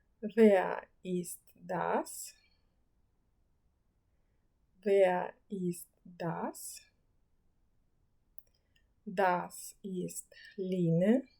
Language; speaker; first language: German; non-native, fluent; Ukrainian